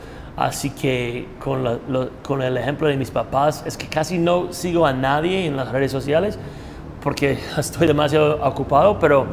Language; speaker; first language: Spanish; non-native, fluent; English